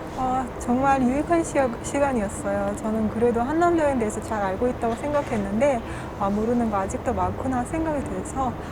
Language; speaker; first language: Korean; non-native, fluent; Azerbaijani